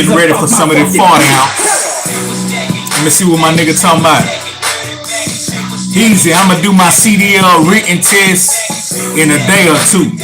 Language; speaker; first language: English; native; English